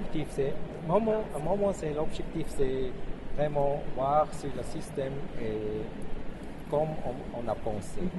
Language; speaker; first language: French; non-native, fluent; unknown